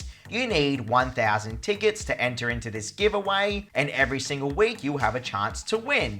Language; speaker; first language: English; native; English